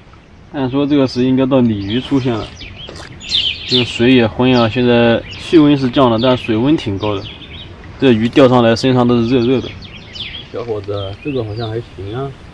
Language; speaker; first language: Chinese; native; Chinese